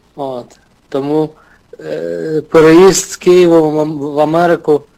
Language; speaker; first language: Ukrainian; native; Ukrainian